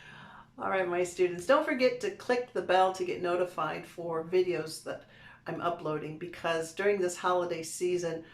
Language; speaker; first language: English; native; English